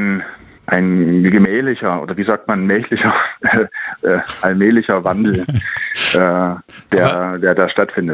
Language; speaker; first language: German; native; German